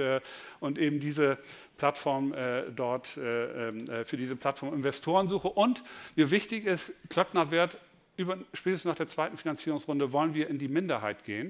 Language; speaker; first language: German; native; German